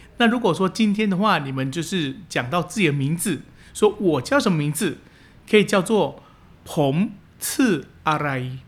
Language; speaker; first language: Chinese; early bilingual, heritage; Chinese